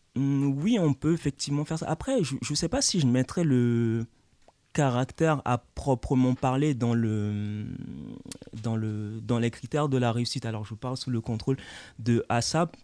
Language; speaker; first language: French; early bilingual, other home language; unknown